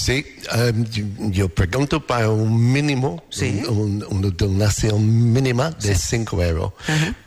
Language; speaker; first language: Spanish; non-native, learner; English